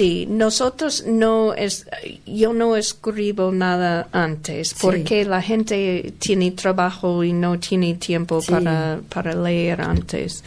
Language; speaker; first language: Spanish; non-native, learner; English